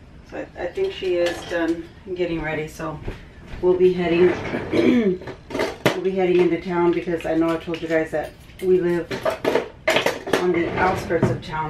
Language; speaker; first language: English; early bilingual, other home language; Spanish